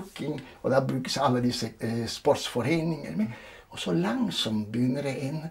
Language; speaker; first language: Norwegian; non-native, fluent; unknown